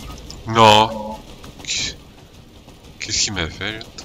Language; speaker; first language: French; native; French